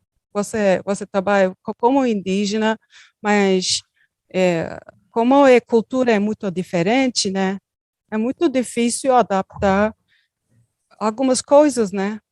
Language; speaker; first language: Portuguese; non-native, learner; Turkish